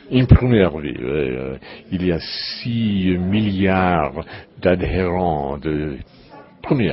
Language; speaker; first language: French; non-native, learner; English